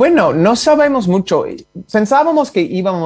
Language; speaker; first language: Spanish; non-native, fluent; English